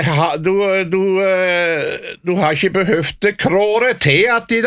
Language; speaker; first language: Norwegian; native; Norwegian